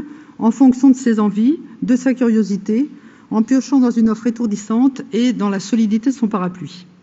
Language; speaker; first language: French; native; French